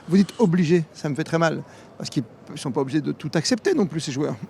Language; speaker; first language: French; native; French